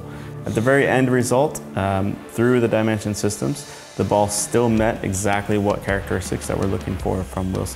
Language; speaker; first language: English; native; English